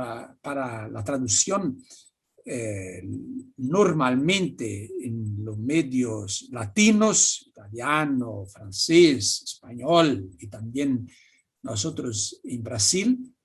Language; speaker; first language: Spanish; non-native, fluent; Portuguese